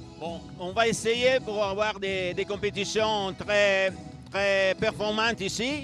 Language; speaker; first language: French; non-native, local second language; Italian